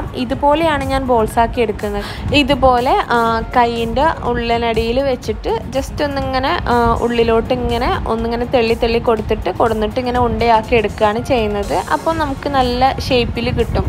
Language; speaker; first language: Malayalam; native; Malayalam